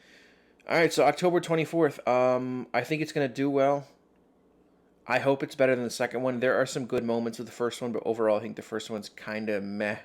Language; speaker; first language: English; native; English